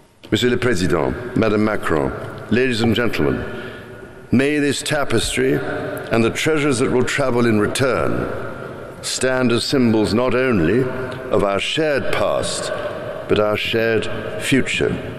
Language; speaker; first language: English; native; English